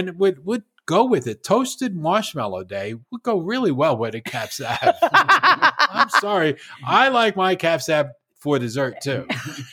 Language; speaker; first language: English; native; English